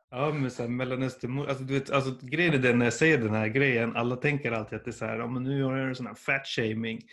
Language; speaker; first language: Swedish; early bilingual, other home language; Persian